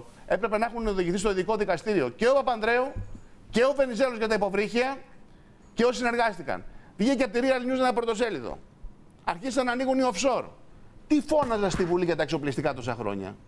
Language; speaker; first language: Greek; native; Greek